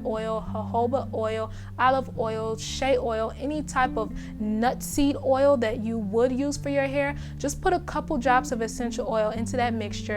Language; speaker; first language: English; native; English